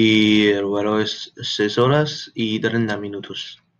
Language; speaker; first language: Spanish; non-native, learner; English